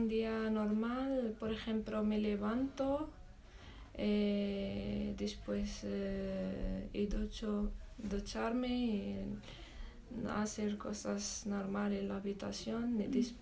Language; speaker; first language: Spanish; non-native, learner; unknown